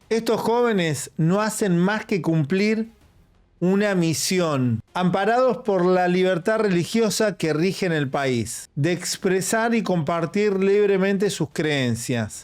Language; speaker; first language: Spanish; native; Spanish